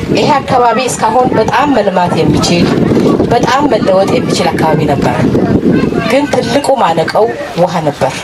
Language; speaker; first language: Amharic; non-native, local second language; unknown